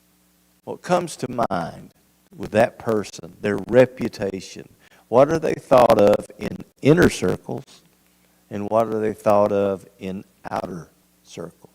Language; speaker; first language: English; native; English